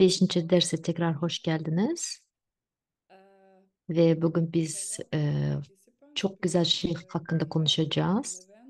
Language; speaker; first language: Turkish; non-native, fluent; Russian